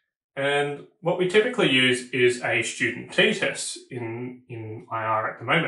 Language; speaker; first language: English; native; English